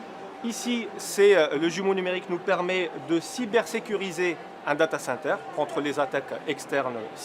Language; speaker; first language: French; native; French